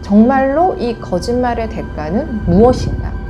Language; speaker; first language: Korean; native; Korean